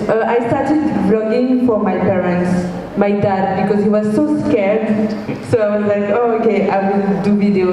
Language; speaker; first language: English; non-native, fluent; French